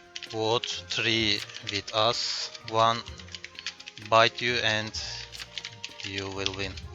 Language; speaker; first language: English; non-native, learner; Turkish